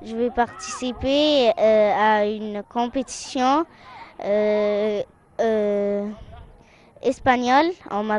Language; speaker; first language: French; non-native, fluent; Arabic